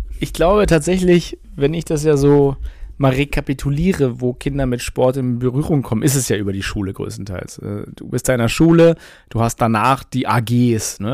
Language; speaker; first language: German; native; German